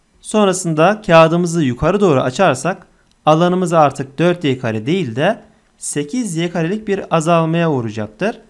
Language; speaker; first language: Turkish; native; Turkish